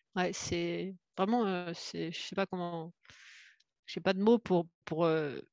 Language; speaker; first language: French; native; French